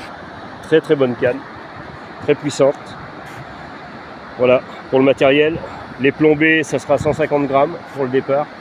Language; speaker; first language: French; native; French